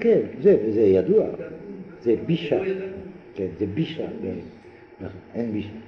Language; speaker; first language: Hebrew; non-native, fluent; French